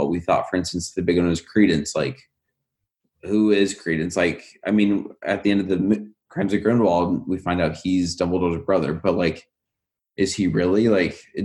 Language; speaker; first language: English; native; English